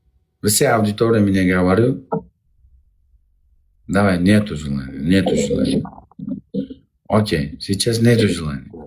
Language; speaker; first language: Russian; non-native, local second language; Uzbek